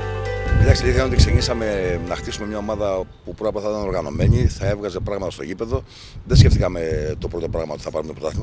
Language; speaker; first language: Greek; native; Greek